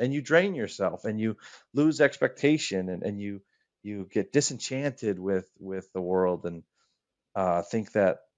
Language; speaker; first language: English; native; English